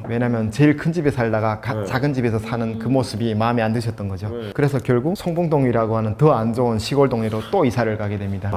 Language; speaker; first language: Korean; native; Korean